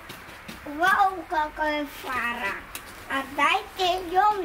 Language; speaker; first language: Russian; native; Russian